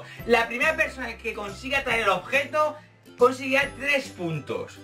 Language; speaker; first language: Spanish; native; Spanish